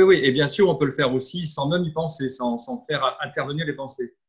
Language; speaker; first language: French; native; French